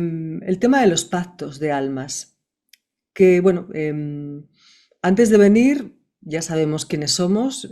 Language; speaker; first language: Spanish; native; Spanish